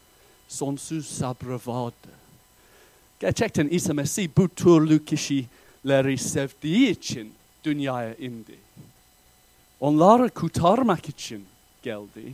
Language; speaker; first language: Turkish; non-native, fluent; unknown